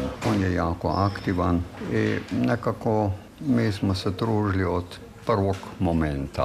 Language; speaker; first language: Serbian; non-native, fluent; German